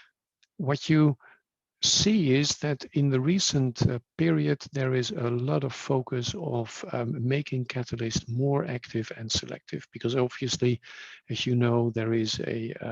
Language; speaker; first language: English; non-native, fluent; Dutch